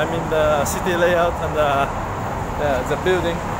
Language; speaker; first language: English; non-native, learner; Japanese